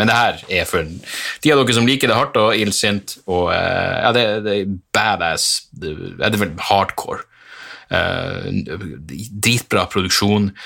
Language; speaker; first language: Norwegian; native; Norwegian